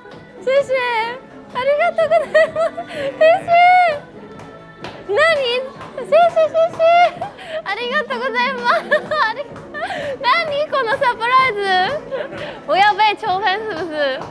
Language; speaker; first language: Chinese; non-native, fluent; Japanese